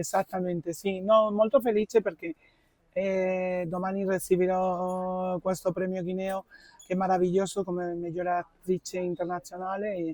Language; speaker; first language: Italian; non-native, fluent; Spanish